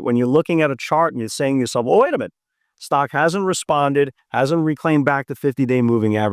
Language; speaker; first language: English; native; English